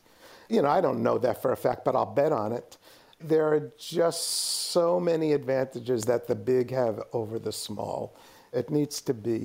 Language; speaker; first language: English; native; English